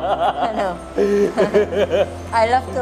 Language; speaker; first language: English; non-native, learner; Thai